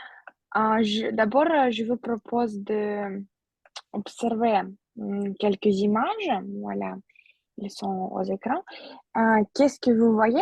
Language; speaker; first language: French; non-native, fluent; Russian